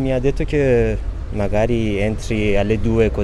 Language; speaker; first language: Italian; non-native, fluent; Persian